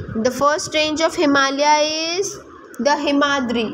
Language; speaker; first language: Hindi; native; Hindi